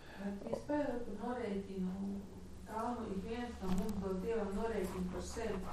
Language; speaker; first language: Latvian; non-native, local second language; Russian